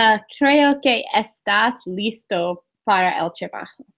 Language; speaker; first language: Spanish; non-native, learner; English